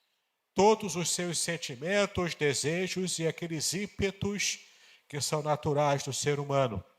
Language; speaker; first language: Portuguese; native; Portuguese